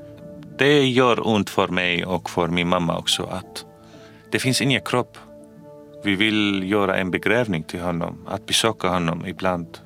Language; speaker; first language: Swedish; non-native, fluent; Arabic